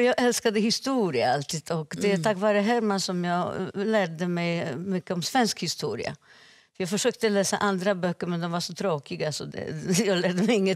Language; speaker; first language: Swedish; non-native, fluent; Polish